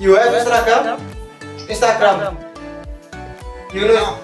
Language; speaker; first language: English; non-native, learner; Indonesian